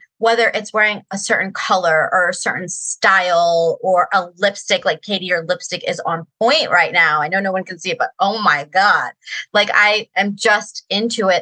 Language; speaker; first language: English; native; English